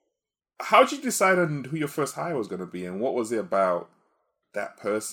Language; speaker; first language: English; non-native, local second language; Yoruba